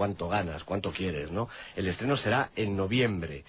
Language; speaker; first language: Spanish; native; Spanish